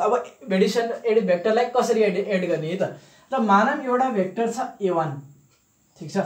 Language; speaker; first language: Nepali; native; Nepali